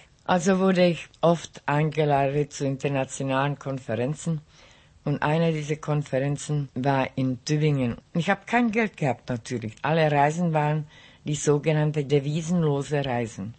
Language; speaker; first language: German; non-native, local second language; Czech